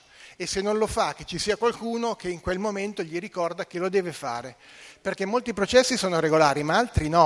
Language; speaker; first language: Italian; native; Italian